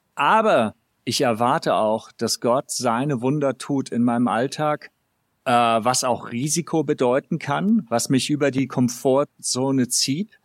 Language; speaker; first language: German; native; German